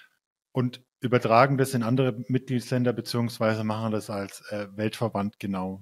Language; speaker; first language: German; native; German